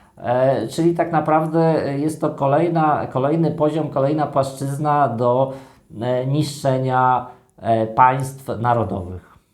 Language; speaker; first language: Polish; native; Polish